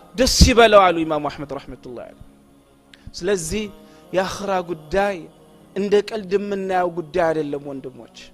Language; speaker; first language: Amharic; non-native, local second language; Oromo